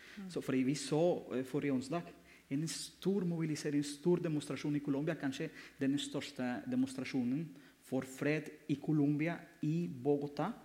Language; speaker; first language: Norwegian; non-native, fluent; Spanish